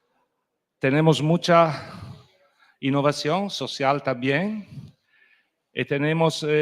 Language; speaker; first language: Spanish; non-native, fluent; Italian